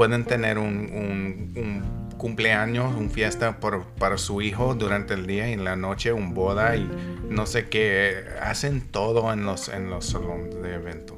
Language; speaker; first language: Spanish; non-native, learner; English